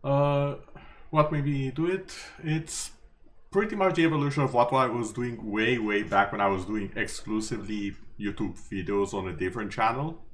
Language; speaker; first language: English; non-native, fluent; Romanian